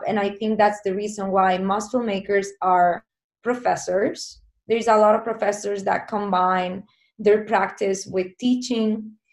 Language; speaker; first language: English; non-native, fluent; Spanish